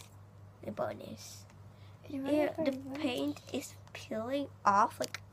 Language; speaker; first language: English; non-native, learner; Indonesian